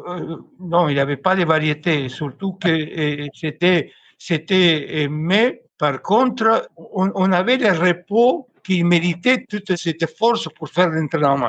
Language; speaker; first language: French; non-native, fluent; Spanish